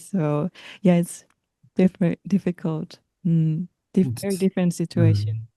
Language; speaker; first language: English; non-native, learner; Japanese